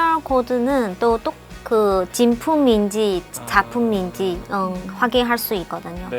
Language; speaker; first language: Korean; non-native, fluent; Chinese